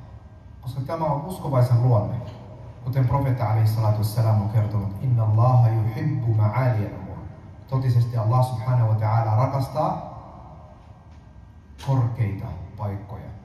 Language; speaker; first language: Finnish; early bilingual, other home language; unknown